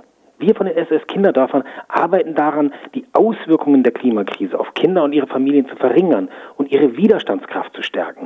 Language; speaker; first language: German; native; German